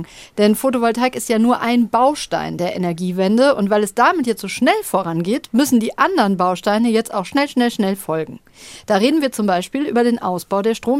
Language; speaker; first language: German; native; German